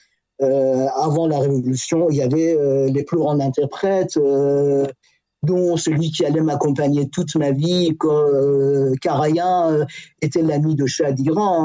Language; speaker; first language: French; non-native, fluent; Persian